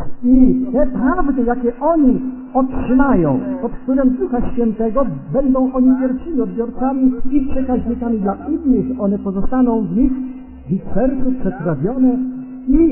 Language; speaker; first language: Polish; native; Polish